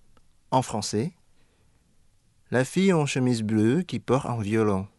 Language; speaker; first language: French; non-native, fluent; Indonesian